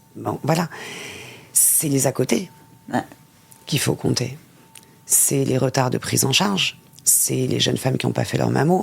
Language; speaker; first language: French; native; French